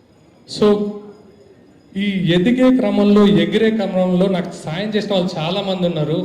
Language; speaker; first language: Telugu; native; Telugu